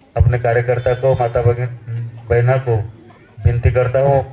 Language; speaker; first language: Hindi; non-native, local second language; Marathi